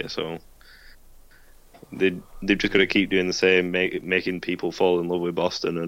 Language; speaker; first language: English; native; English